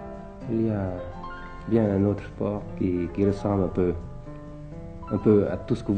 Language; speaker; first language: French; early bilingual, other home language; Thai